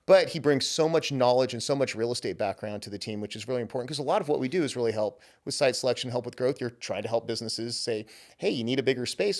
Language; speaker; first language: English; native; English